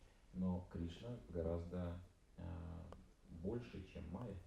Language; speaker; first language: Russian; native; Russian